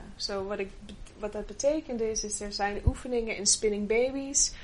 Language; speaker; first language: Dutch; non-native, fluent; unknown